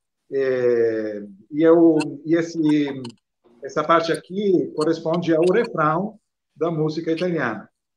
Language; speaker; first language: Portuguese; non-native, fluent; Italian